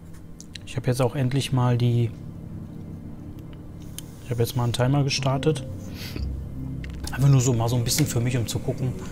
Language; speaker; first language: German; native; German